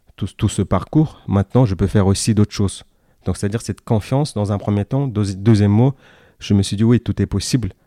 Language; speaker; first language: French; non-native, fluent; Kyrgyz